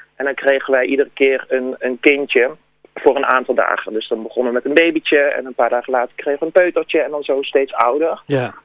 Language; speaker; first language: Dutch; native; Dutch